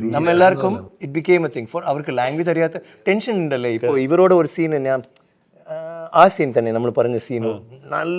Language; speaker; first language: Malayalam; non-native, fluent; Tamil